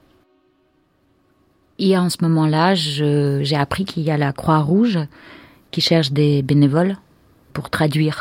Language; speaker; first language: French; non-native, fluent; Russian